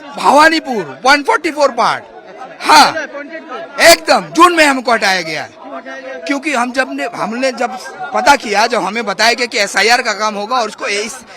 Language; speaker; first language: Hindi; non-native, local second language; Bangla